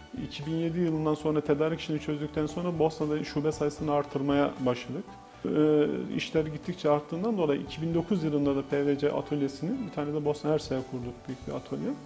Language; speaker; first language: Turkish; native; Turkish